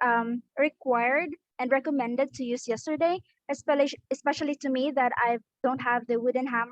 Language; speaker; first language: English; non-native, local second language; Filipino